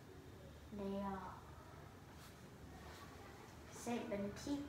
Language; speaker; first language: English; non-native, learner; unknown